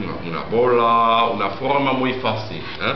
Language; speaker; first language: Spanish; non-native, learner; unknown